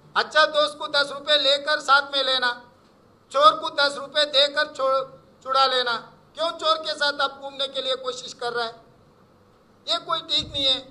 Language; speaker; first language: Hindi; non-native, local second language; Telugu